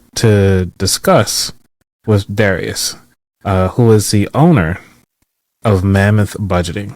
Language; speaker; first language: English; native; English